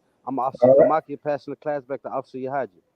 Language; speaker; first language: English; native; English